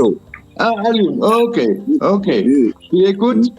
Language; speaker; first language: French; non-native, fluent; Dutch